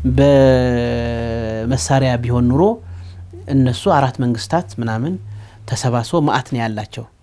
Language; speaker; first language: Amharic; non-native, local second language; Tigrinya